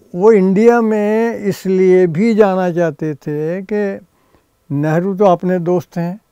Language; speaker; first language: Hindi; native; Hindi